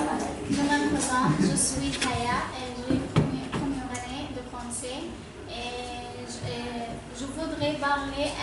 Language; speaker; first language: French; non-native, learner; Arabic